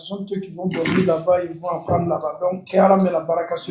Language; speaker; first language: French; non-native, local second language; Bambara